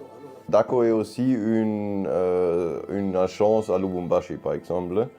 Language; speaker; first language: French; non-native, fluent; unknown